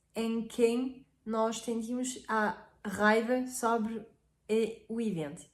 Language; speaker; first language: Portuguese; non-native, fluent; French